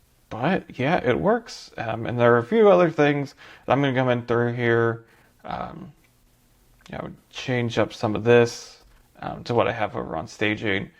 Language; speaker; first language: English; native; English